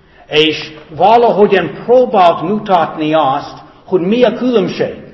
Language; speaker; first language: Hungarian; non-native, fluent; English